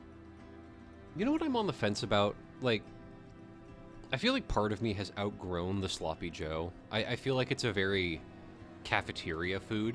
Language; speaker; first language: English; native; English